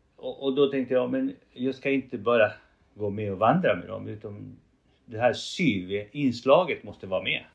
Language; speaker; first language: Swedish; non-native, fluent; Spanish